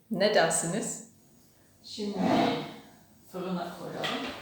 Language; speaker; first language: Turkish; non-native, learner; German